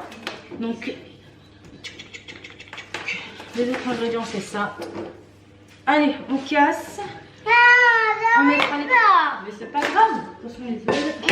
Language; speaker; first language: French; native; French